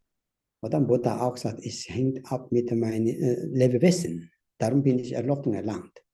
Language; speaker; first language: German; non-native, learner; Tibetan